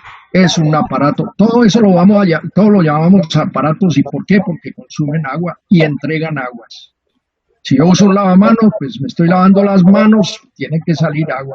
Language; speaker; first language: Spanish; native; Spanish